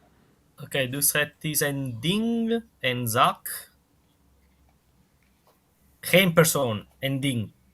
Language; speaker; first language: Dutch; non-native, fluent; Italian